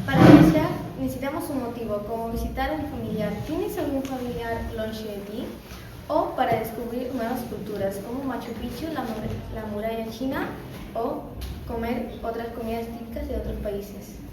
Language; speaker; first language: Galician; non-native, local second language; Spanish